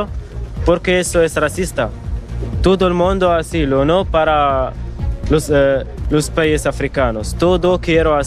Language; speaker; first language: Spanish; non-native, learner; Arabic